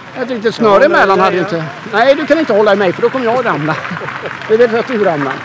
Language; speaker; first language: Swedish; native; Swedish